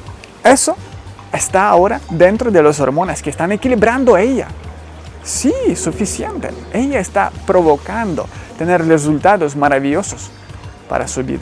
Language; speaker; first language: Spanish; non-native, fluent; Ukrainian